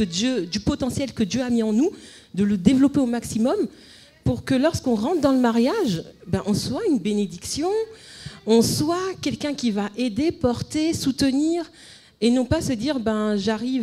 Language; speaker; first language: French; native; French